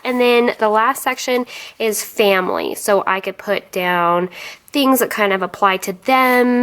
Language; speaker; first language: English; native; English